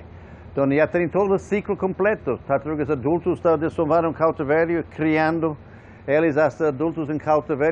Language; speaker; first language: Portuguese; non-native, fluent; English